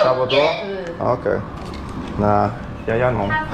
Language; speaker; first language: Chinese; non-native, fluent; English